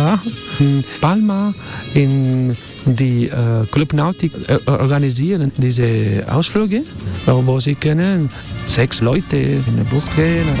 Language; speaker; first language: German; non-native, learner; Spanish